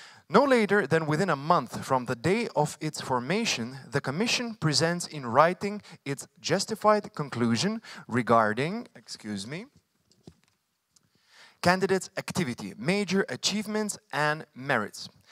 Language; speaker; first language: English; non-native, fluent; Lithuanian